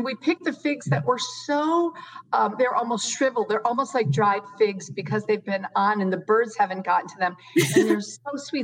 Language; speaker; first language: English; native; English